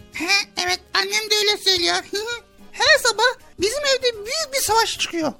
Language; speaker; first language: Turkish; native; Turkish